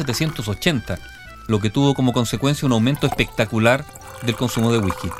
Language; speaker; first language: Spanish; native; Spanish